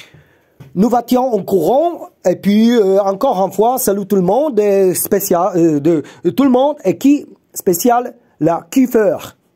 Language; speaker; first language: French; non-native, learner; Polish